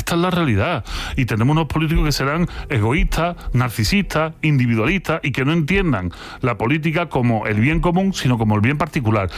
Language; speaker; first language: Spanish; native; Spanish